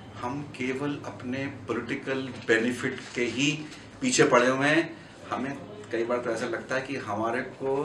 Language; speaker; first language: Hindi; native; Hindi